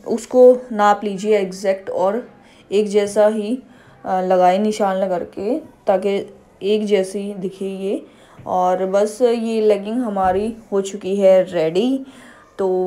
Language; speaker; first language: Hindi; native; Hindi